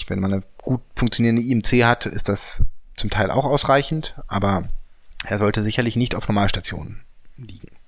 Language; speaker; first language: German; native; German